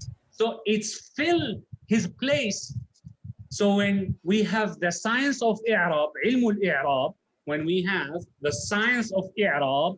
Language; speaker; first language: English; non-native, learner; Arabic